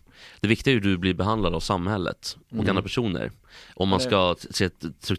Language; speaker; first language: Swedish; native; Swedish